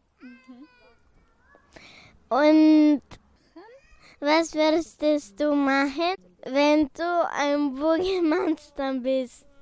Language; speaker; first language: German; early bilingual, other home language; Romanian